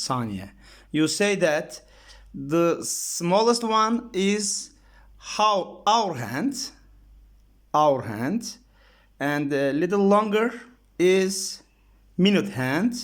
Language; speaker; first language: English; non-native, learner; Turkish